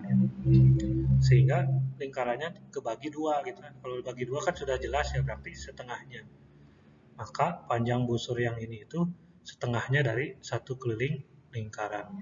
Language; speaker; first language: Indonesian; native; Indonesian